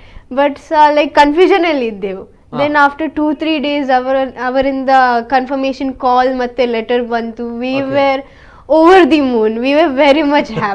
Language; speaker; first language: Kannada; non-native, local second language; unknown